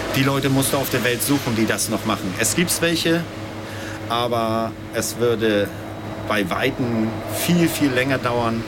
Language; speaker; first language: German; native; German